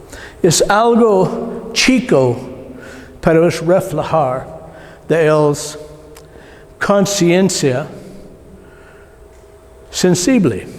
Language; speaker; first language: Spanish; non-native, learner; English